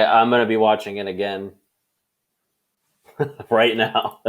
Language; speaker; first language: English; native; English